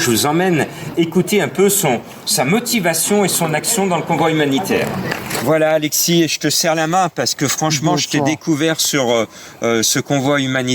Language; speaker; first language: French; native; French